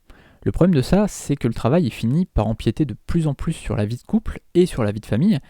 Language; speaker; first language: French; native; French